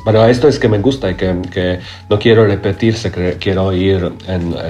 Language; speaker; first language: Spanish; non-native, learner; Croatian